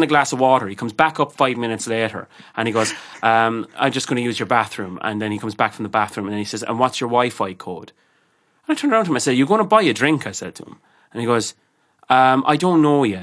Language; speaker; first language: English; native; English